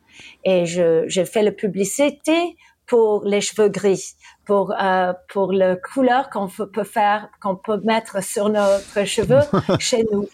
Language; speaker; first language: French; early bilingual, heritage; English